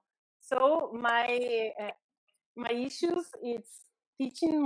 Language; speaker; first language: English; non-native, learner; Portuguese